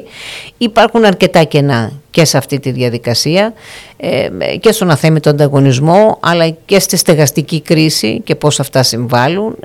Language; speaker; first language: Greek; native; Greek